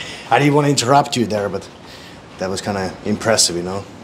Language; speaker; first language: English; non-native, fluent; Finnish